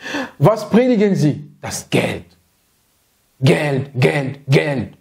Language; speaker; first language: German; non-native, fluent; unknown